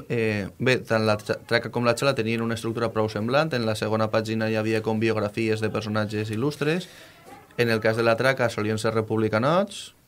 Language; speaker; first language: Catalan; native; Catalan